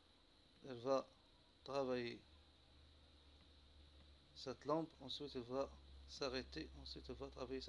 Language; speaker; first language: French; non-native, local second language; Arabic